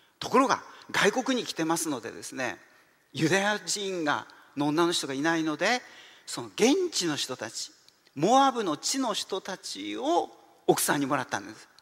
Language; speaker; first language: Japanese; native; Japanese